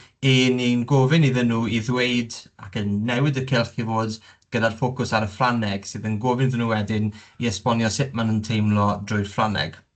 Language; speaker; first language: Welsh; native; Welsh